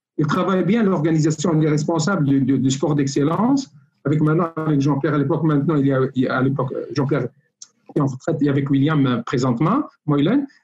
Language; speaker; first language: French; non-native, local second language; Arabic